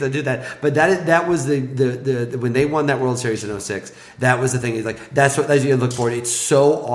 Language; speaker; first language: English; native; English